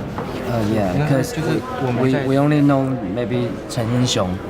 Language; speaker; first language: English; non-native, learner; Chinese